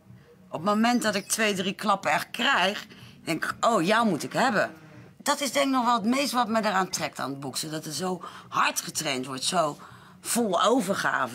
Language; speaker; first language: Dutch; native; Dutch